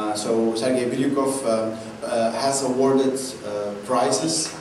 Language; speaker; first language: English; non-native, fluent; Dutch